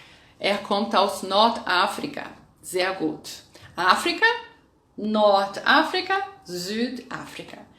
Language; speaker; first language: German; non-native, fluent; Portuguese